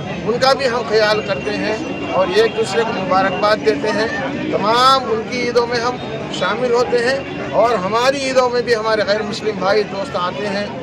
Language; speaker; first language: Urdu; native; Urdu